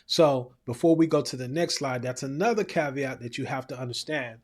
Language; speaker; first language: English; native; English